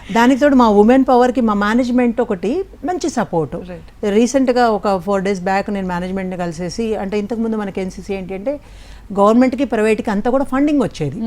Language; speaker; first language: Telugu; native; Telugu